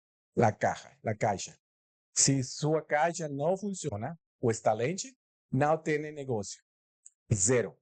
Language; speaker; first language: Portuguese; non-native, learner; Spanish